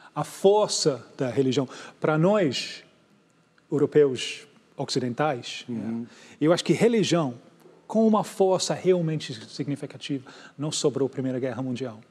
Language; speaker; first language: Portuguese; non-native, fluent; English